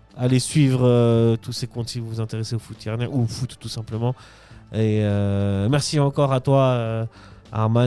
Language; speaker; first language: French; native; French